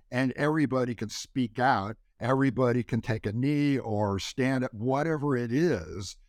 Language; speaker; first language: English; native; English